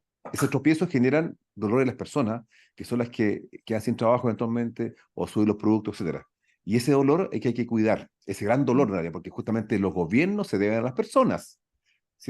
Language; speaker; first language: Spanish; native; Spanish